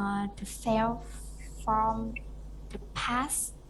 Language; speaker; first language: English; non-native, learner; Vietnamese